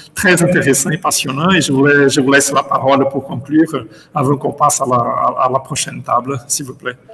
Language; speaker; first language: French; non-native, fluent; Portuguese